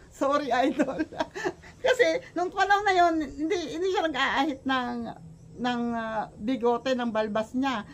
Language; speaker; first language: Filipino; native; Filipino